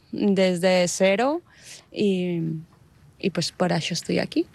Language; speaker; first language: Catalan; non-native, learner; Spanish